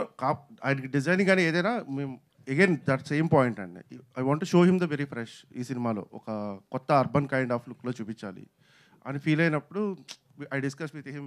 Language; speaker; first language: Telugu; native; Telugu